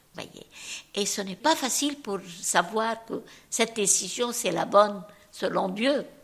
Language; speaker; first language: French; non-native, local second language; Arabic